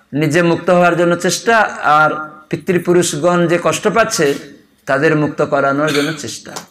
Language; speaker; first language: Bangla; non-native, fluent; Odia